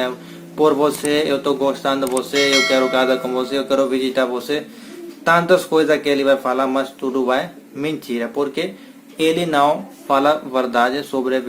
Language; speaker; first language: Portuguese; non-native, learner; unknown